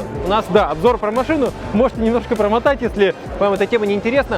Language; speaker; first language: Russian; native; Russian